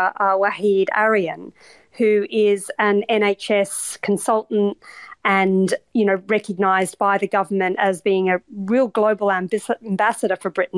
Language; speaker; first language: English; native; English